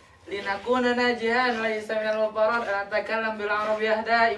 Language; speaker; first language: Arabic; non-native, learner; Indonesian